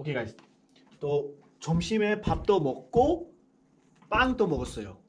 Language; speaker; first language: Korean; non-native, fluent; Hindi